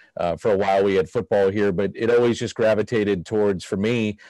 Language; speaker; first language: English; native; English